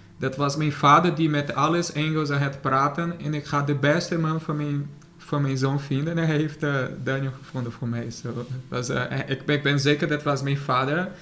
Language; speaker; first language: Dutch; non-native, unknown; Portuguese